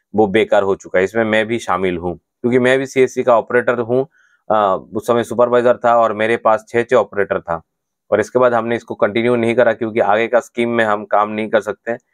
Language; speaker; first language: Hindi; non-native, local second language; Bangla